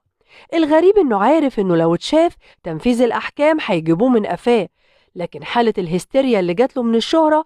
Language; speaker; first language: Arabic; native; Arabic